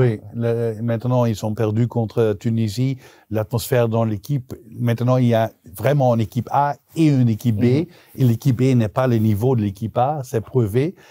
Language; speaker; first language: French; non-native, local second language; Dutch